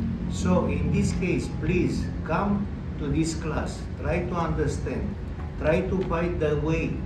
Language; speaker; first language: English; non-native, learner; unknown